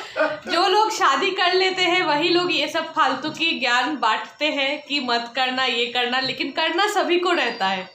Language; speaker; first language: Hindi; non-native, local second language; Bangla